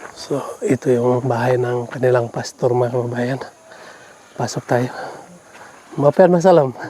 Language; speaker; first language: Filipino; non-native, local second language; Cebuano